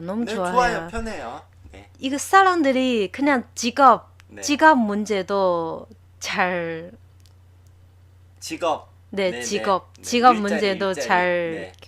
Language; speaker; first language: Korean; non-native, learner; Chinese